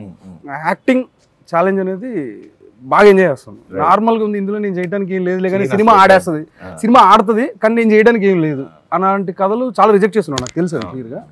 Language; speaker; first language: Telugu; native; Telugu